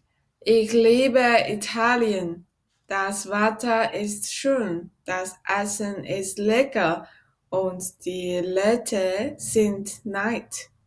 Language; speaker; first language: German; non-native, learner; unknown